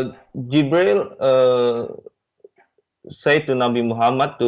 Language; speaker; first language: English; non-native, learner; Indonesian